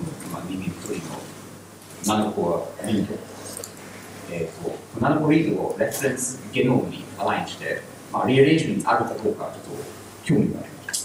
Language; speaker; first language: Japanese; non-native, learner; English